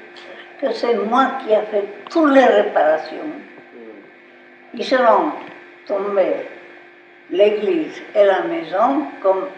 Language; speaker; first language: French; non-native, local second language; Basque